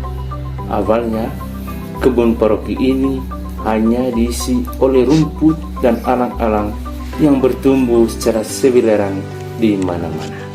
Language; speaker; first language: Indonesian; native; Indonesian